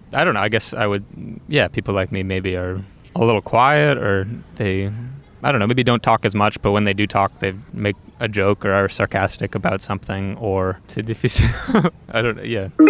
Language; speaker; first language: English; native; English